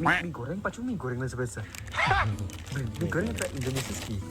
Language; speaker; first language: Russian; non-native, learner; Indonesian